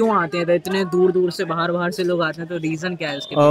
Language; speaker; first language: Hindi; native; Hindi